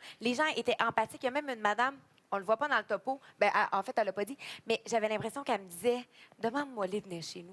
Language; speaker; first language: French; native; French